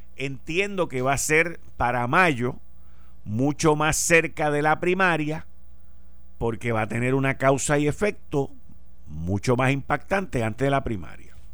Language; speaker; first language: Spanish; native; Spanish